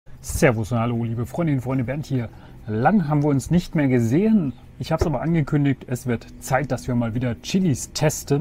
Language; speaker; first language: German; native; German